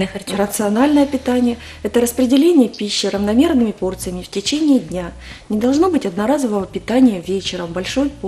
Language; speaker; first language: Russian; native; Russian